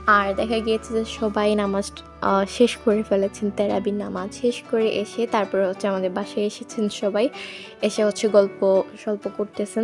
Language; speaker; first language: Bangla; non-native, local second language; Sylheti